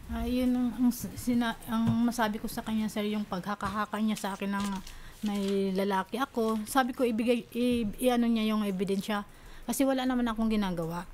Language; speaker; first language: Filipino; non-native, local second language; Cebuano